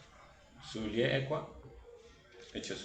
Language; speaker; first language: French; non-native, fluent; Spanish